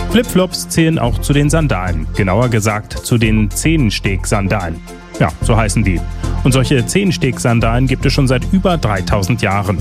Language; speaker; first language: German; native; German